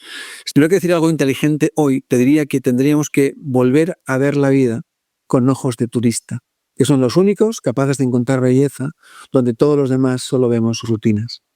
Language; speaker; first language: Spanish; native; Spanish